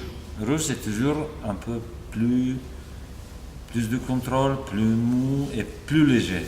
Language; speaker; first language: French; non-native, fluent; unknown